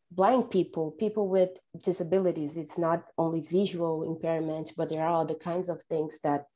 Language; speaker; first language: English; non-native, fluent; Portuguese